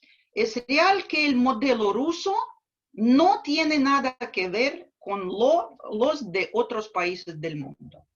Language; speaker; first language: Spanish; non-native, fluent; Russian